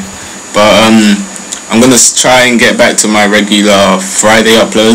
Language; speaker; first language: English; native; English